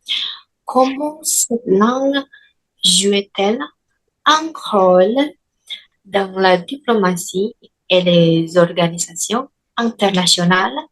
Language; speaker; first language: French; non-native, learner; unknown